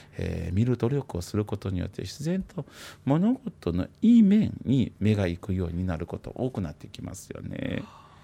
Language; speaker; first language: Japanese; non-native, fluent; Chinese